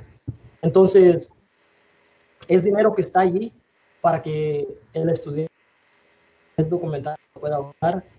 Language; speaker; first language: Spanish; early bilingual, other home language; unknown